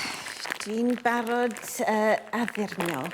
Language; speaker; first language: Welsh; non-native, learner; English